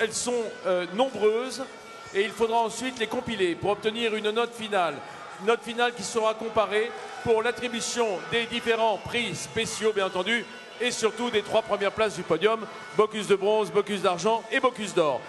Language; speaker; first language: French; native; French